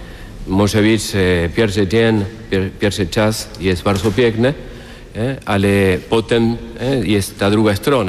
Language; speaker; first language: Polish; non-native, fluent; Spanish